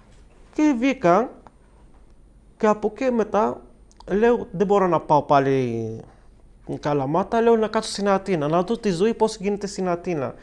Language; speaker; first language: Greek; non-native, learner; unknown